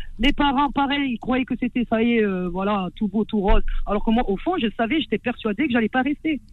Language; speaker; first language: French; early bilingual, other home language; Arabic